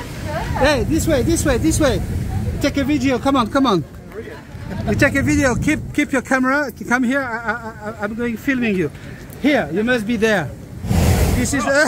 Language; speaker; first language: English; non-native, fluent; French